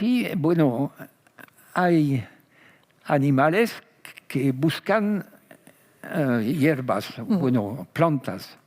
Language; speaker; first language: Spanish; non-native, fluent; French